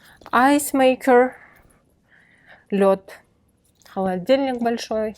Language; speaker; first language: Russian; non-native, local second language; Kyrgyz